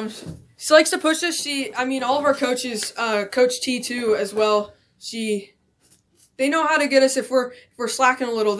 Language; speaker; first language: English; native; English